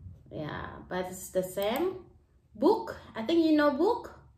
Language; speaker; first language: English; non-native, fluent; Indonesian